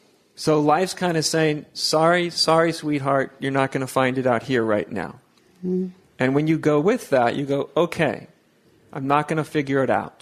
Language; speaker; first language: English; native; English